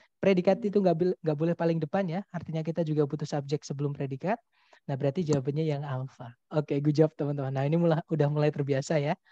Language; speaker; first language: Indonesian; non-native, local second language; Javanese